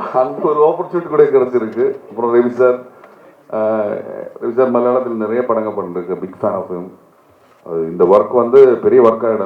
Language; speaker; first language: Tamil; non-native, learner; Malayalam